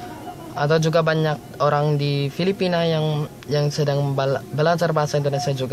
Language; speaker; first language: Indonesian; non-native, learner; Filipino